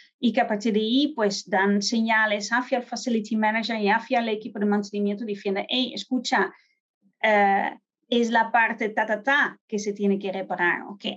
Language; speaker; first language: Spanish; non-native, fluent; Dutch